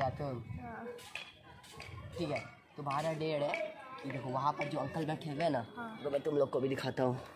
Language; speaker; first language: Hindi; native; Hindi